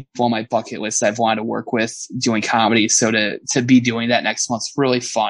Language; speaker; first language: English; native; English